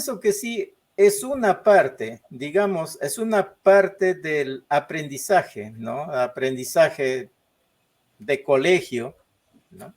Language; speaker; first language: Spanish; non-native, local second language; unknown